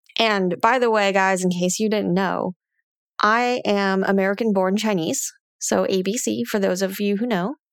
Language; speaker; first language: English; native; English